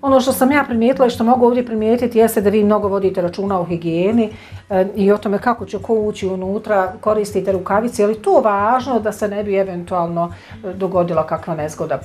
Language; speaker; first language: Croatian; native; Croatian